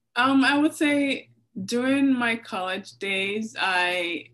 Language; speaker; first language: English; non-native, local second language; Yoruba